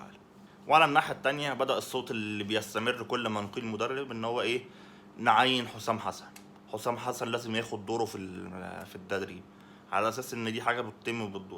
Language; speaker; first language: Arabic; native; Arabic